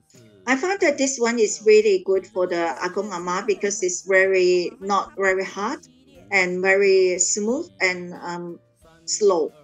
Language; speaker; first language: English; non-native, learner; Chinese